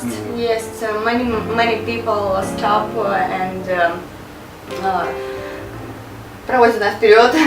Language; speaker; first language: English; non-native, learner; Russian